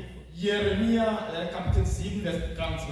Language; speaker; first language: German; non-native, fluent; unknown